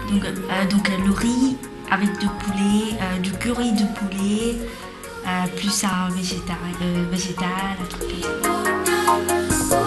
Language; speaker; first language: French; non-native, learner; Tamil